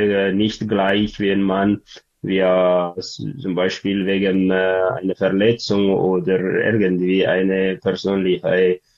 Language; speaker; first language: German; non-native, learner; Tigrinya